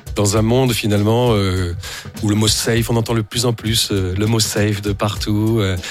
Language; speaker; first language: French; native; French